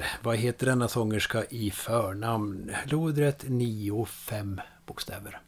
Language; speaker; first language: Swedish; native; Swedish